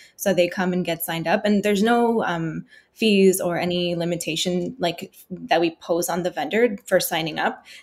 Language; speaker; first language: English; native; English